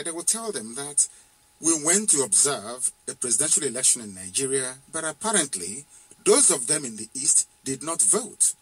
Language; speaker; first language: English; non-native, local second language; Igbo